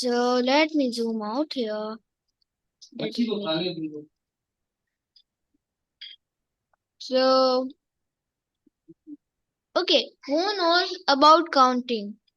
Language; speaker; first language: English; non-native, local second language; Urdu